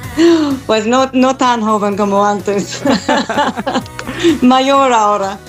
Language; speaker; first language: Spanish; non-native, learner; English